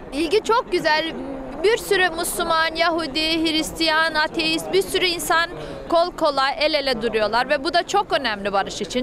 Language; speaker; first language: Turkish; early bilingual, heritage; Turkish